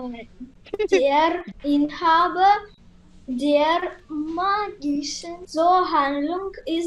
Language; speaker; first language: German; non-native, learner; Russian